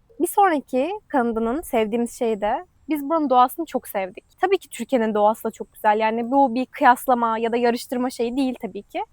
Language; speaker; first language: Turkish; native; Turkish